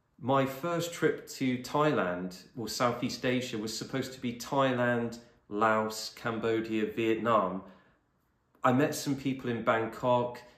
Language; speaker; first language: English; native; English